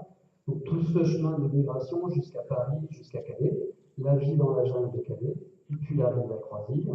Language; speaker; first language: French; native; French